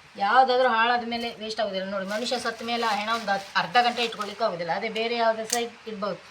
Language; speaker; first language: Kannada; non-native, local second language; Tulu